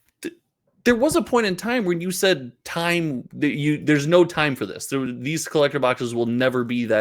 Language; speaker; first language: English; native; English